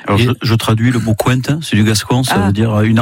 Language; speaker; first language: French; native; French